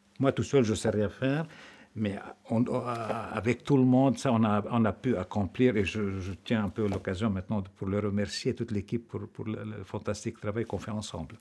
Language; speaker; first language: French; non-native, local second language; Arabic